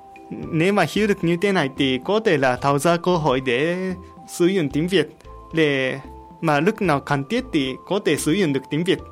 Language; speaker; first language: Vietnamese; non-native, learner; Japanese